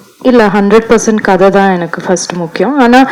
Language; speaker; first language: Tamil; non-native, local second language; Malayalam